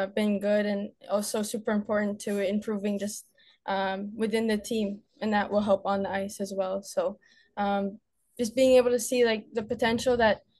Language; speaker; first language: English; native; English